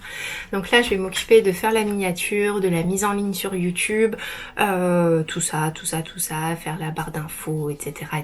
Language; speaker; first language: French; native; French